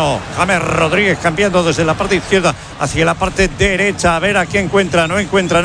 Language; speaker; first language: Spanish; native; Spanish